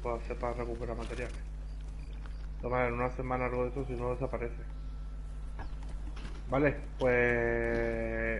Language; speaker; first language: Spanish; native; Spanish